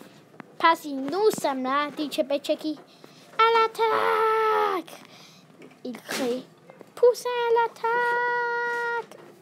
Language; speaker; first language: French; non-native, learner; English